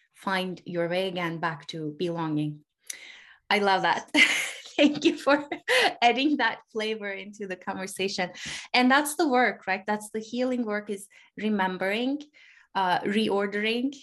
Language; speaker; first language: English; non-native, fluent; Turkish